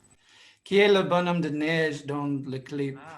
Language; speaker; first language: French; non-native, fluent; English